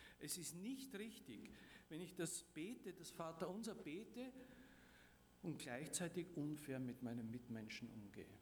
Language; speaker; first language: German; native; German